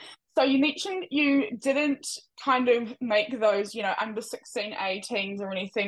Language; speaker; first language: English; native; English